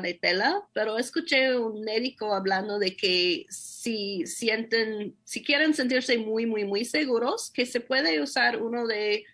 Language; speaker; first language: Spanish; non-native, fluent; English